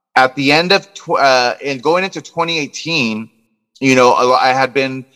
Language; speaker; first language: English; native; English